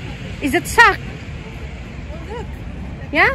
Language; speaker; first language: Dutch; non-native, learner; Filipino